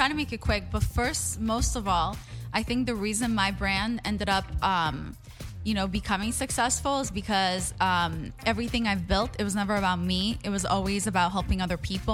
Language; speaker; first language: English; non-native, fluent; Hebrew